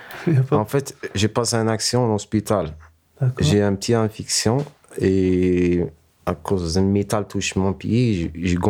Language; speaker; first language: French; non-native, learner; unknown